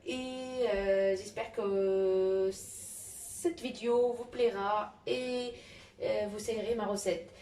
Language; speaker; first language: French; non-native, local second language; Arabic